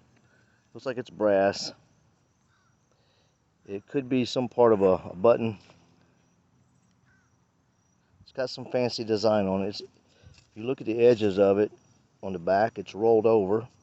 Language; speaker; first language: English; native; English